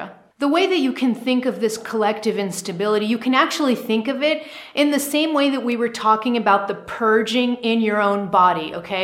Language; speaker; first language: English; native; English